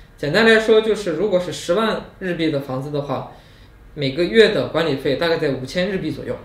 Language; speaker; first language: Chinese; native; Chinese